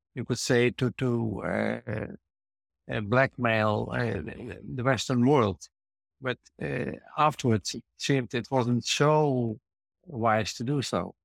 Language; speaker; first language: English; non-native, fluent; Dutch